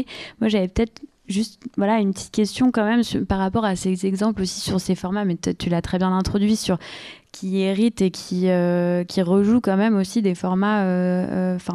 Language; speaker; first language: French; native; French